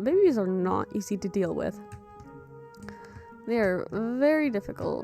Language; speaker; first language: English; native; English